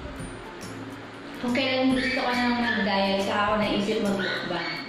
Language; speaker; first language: Filipino; native; Filipino